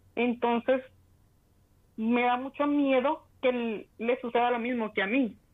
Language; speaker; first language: Spanish; native; Spanish